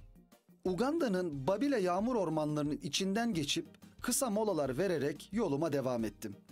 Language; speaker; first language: Turkish; native; Turkish